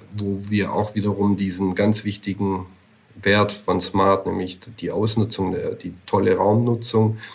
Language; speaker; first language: German; native; German